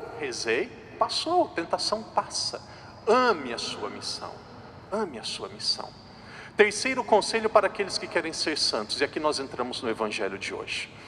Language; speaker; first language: Portuguese; native; Portuguese